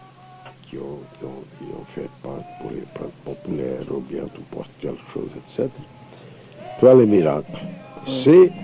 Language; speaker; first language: French; non-native, fluent; Portuguese